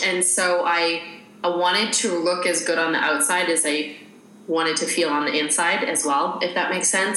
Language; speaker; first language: English; native; English